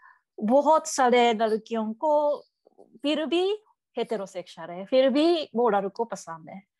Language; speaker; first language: Hindi; non-native, learner; Japanese